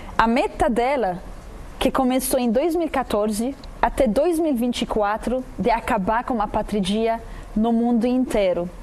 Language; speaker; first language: Portuguese; non-native, fluent; Arabic